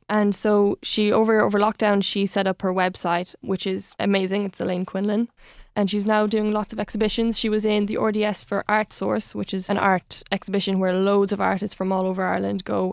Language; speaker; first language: English; native; English